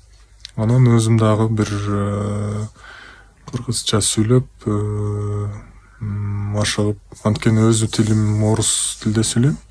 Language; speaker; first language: Kyrgyz; non-native, local second language; Russian